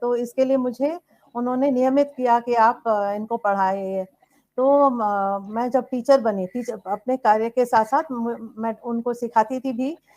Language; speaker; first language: Hindi; non-native, local second language; Tamil